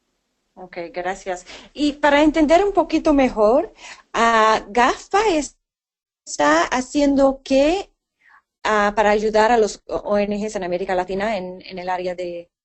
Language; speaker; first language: Spanish; non-native, fluent; English